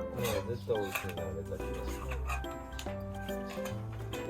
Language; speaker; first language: Japanese; native; Japanese